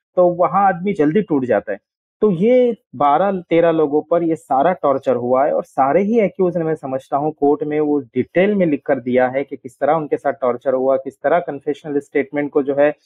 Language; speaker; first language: Hindi; non-native, local second language; Urdu